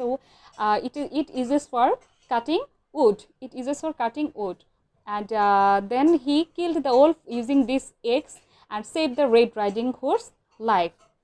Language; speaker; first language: English; non-native, local second language; Bangla